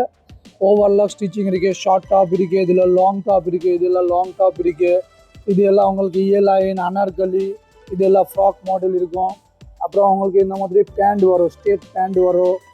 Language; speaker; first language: Tamil; non-native, fluent; Hindi